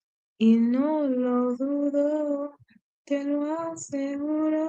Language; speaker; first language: Spanish; non-native, learner; English